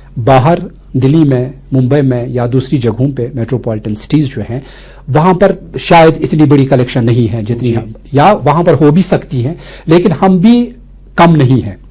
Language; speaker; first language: Urdu; non-native, local second language; Kashmiri